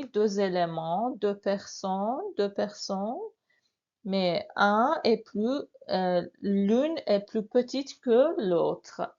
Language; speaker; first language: French; non-native, fluent; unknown